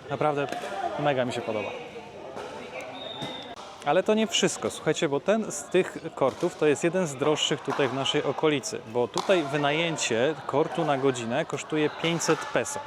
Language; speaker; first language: Polish; native; Polish